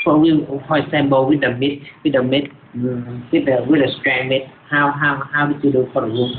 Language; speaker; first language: English; non-native, learner; Vietnamese